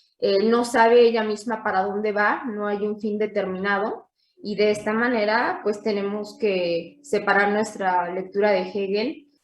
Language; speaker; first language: Spanish; native; Spanish